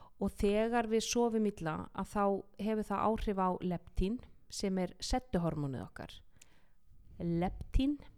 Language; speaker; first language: Icelandic; native; Icelandic